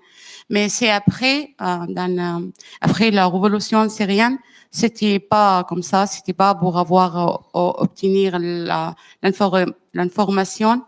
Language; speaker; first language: French; non-native, learner; Arabic